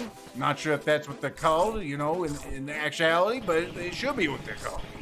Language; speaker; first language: English; native; English